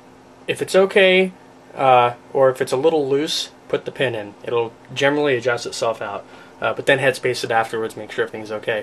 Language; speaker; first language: English; native; English